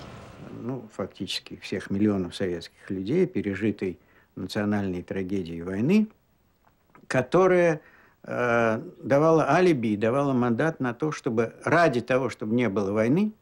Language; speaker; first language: Russian; native; Russian